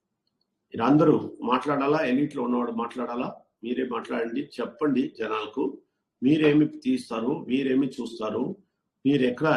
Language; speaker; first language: Telugu; non-native, learner; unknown